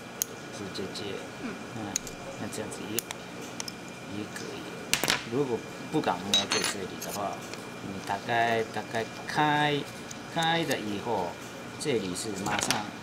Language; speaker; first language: Chinese; non-native, learner; Japanese